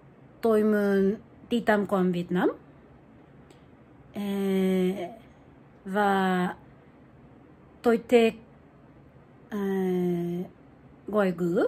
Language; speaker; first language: Vietnamese; non-native, learner; French